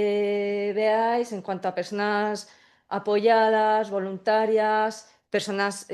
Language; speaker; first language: Spanish; native; Spanish